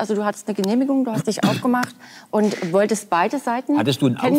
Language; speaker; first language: German; native; German